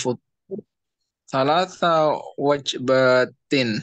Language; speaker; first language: Arabic; non-native, learner; Indonesian